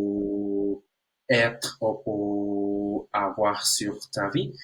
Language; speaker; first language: French; non-native, learner; Spanish